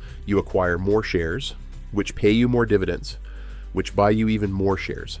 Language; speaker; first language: English; native; English